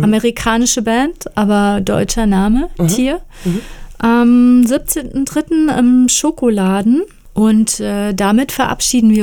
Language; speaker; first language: German; native; German